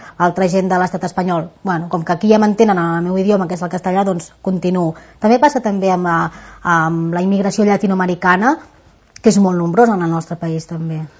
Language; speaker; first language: Catalan; native; Catalan